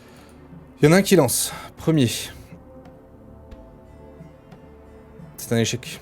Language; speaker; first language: French; native; French